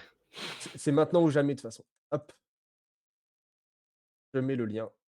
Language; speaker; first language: French; native; French